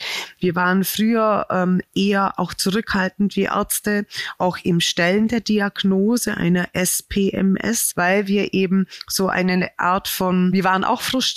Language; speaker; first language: German; native; German